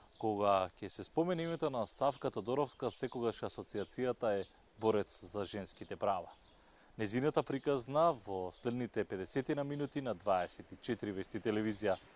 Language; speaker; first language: Macedonian; native; Macedonian